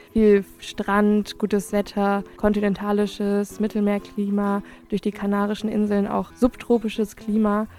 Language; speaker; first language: German; early bilingual, other home language; Spanish